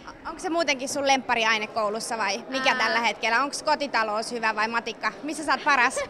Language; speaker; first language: Finnish; native; Finnish